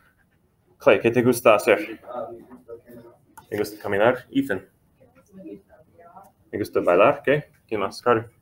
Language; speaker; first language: Spanish; non-native, fluent; English